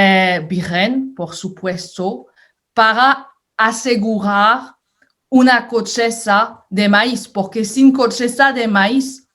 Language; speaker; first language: Spanish; non-native, fluent; French